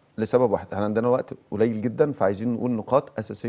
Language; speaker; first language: Arabic; native; Arabic